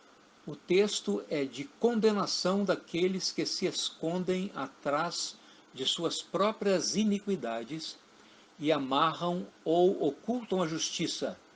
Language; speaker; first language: Portuguese; native; Portuguese